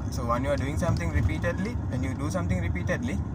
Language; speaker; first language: English; non-native, local second language; Sinhala